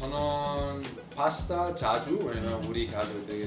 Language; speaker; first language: Korean; non-native, learner; Italian